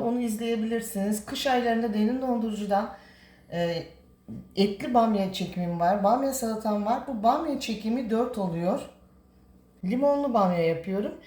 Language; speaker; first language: Turkish; native; Turkish